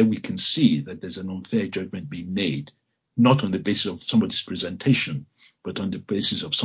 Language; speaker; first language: English; non-native, local second language; Yoruba